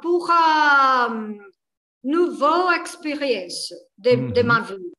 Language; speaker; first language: French; non-native, learner; Portuguese